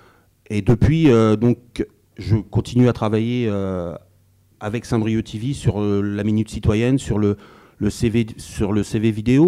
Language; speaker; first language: French; native; French